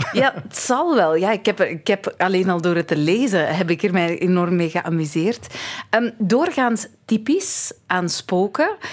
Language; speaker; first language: Dutch; native; Dutch